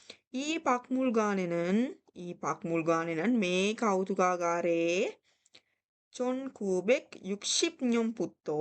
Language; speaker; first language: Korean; non-native, fluent; Sinhala